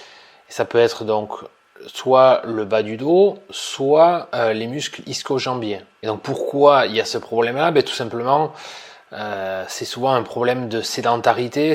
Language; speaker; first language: French; native; French